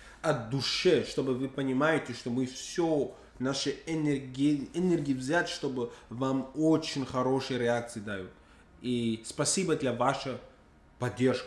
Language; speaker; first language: Russian; non-native, learner; English